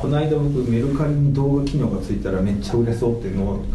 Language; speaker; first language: Japanese; native; Japanese